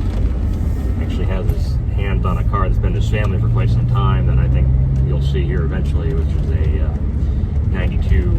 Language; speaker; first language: English; native; English